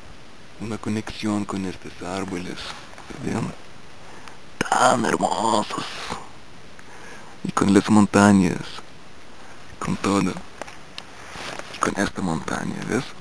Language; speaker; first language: Spanish; non-native, fluent; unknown